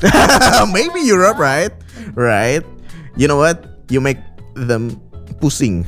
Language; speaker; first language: English; non-native, fluent; Indonesian